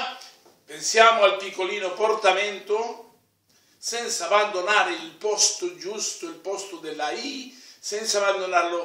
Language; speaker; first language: Italian; non-native, fluent; Spanish